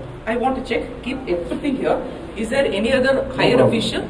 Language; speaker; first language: English; non-native, local second language; Tamil